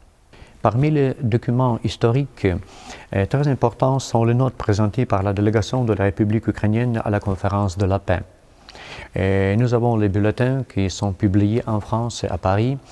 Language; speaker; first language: French; non-native, fluent; Ukrainian